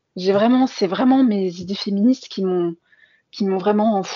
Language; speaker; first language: French; native; French